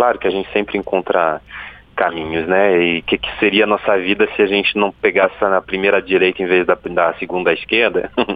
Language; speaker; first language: Portuguese; non-native, fluent; French